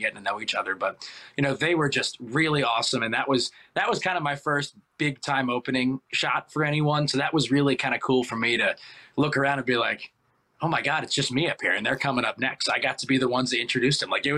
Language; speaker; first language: English; native; English